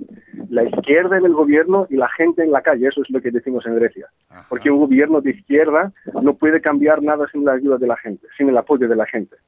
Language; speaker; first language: Spanish; non-native, fluent; Greek